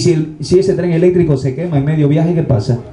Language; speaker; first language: Spanish; native; Spanish